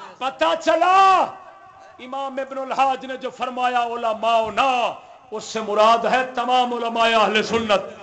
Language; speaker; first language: Urdu; non-native, local second language; Punjabi